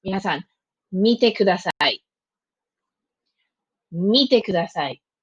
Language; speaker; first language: Japanese; non-native, fluent; English